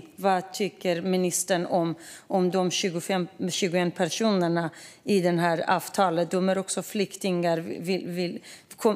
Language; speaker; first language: Swedish; non-native, fluent; Kurdish